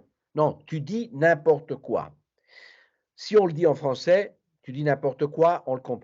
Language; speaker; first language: French; non-native, fluent; Italian